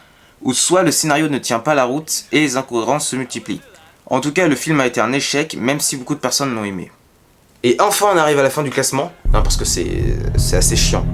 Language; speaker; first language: French; native; French